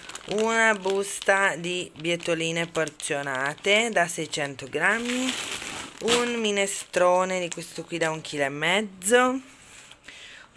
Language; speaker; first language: Italian; native; Italian